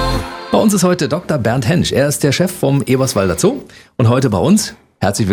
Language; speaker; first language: German; native; German